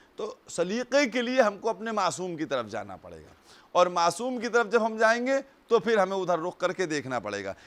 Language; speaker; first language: Urdu; native; Urdu